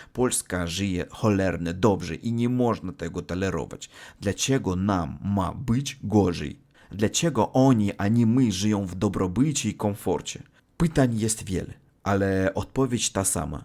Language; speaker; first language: Polish; non-native, learner; Russian